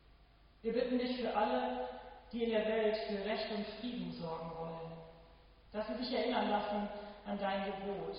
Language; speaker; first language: German; native; German